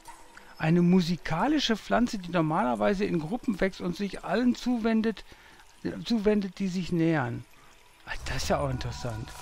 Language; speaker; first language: German; native; German